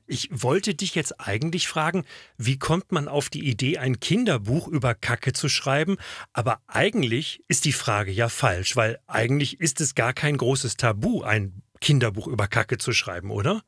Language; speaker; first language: German; native; German